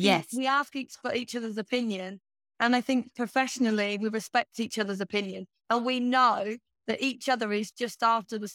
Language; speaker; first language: English; native; English